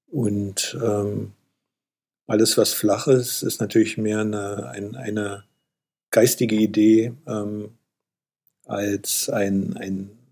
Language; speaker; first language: German; native; German